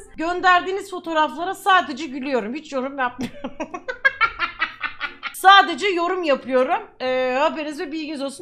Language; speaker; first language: Turkish; native; Turkish